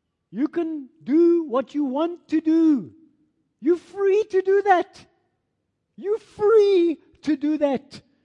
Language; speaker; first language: English; non-native, local second language; Afrikaans